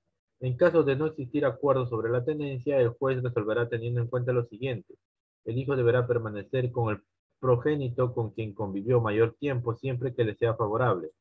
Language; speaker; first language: Spanish; native; Spanish